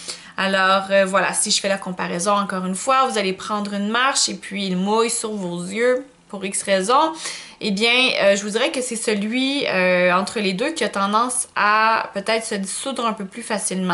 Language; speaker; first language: French; native; French